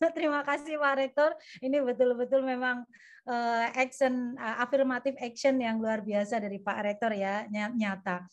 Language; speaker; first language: Indonesian; native; Indonesian